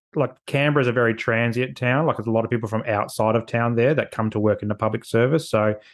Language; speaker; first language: English; native; English